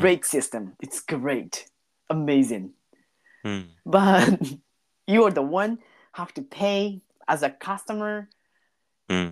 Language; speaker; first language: English; non-native, learner; Japanese